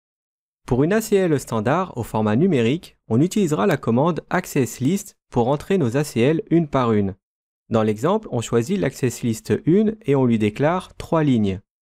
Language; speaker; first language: French; native; French